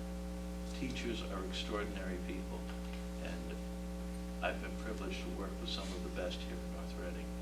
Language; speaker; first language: English; native; English